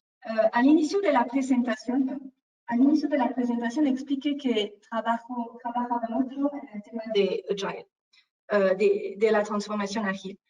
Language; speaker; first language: Spanish; non-native, fluent; French